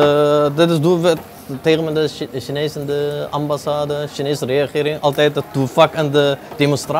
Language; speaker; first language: Dutch; non-native, local second language; Uyghur